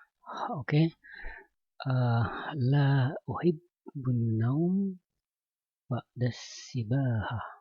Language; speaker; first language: Arabic; non-native, learner; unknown